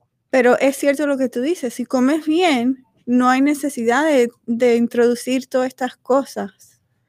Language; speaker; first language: Spanish; native; Spanish